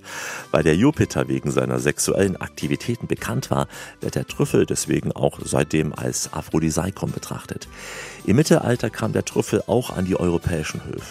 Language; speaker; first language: German; native; German